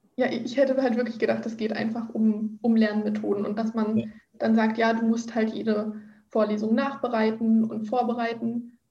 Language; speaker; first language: German; native; German